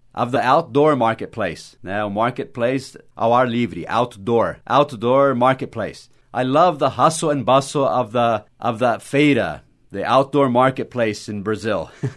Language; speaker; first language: English; native; English